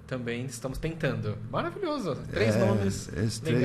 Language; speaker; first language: Portuguese; native; Portuguese